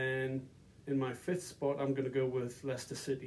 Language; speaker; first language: English; native; English